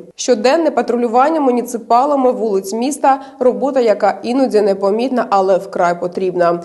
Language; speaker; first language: Ukrainian; native; Ukrainian